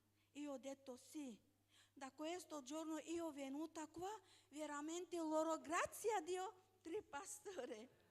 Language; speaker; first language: Italian; non-native, learner; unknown